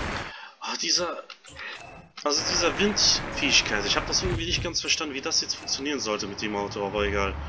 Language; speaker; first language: German; native; German